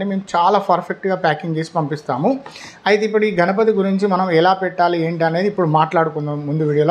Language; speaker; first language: Telugu; native; Telugu